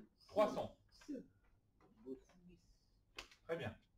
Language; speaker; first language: French; native; French